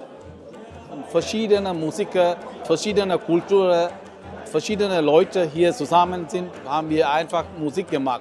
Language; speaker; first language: German; non-native, learner; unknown